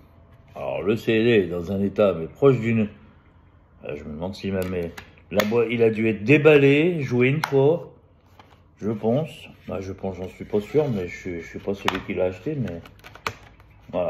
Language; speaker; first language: French; native; French